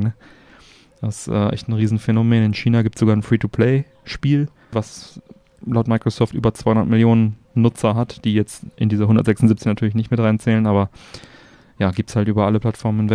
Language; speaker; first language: German; native; German